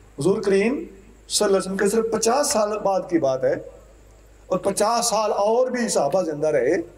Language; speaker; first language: Urdu; non-native, local second language; Punjabi